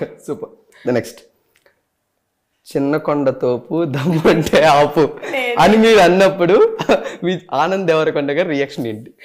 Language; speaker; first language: Telugu; native; Telugu